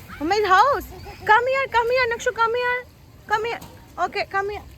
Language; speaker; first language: English; non-native, local second language; Bangla